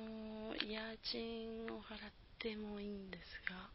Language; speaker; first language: Japanese; non-native, learner; Spanish